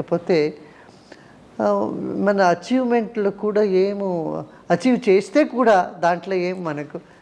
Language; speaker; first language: Telugu; non-native, local second language; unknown